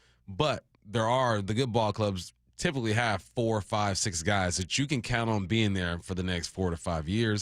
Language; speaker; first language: English; native; English